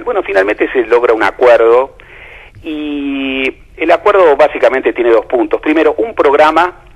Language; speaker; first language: Spanish; native; Spanish